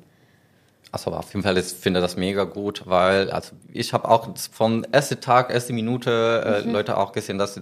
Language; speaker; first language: German; non-native, learner; Spanish